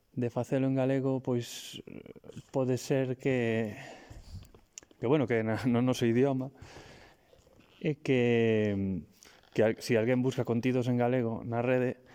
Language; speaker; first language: Galician; native; Galician